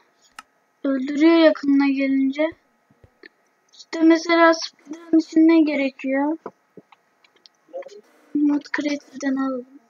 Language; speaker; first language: Turkish; native; Turkish